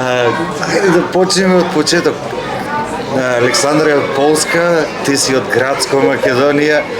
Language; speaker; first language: Macedonian; native; Macedonian